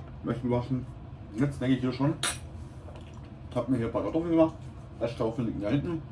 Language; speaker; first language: German; native; German